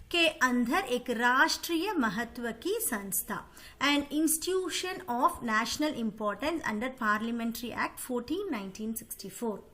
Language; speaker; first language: Hindi; non-native, local second language; Tamil